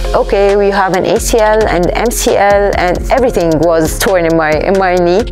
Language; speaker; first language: English; non-native, fluent; Arabic